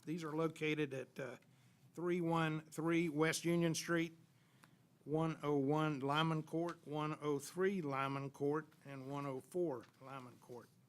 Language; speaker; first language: English; native; English